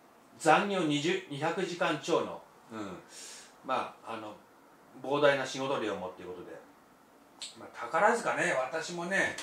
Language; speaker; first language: Japanese; native; Japanese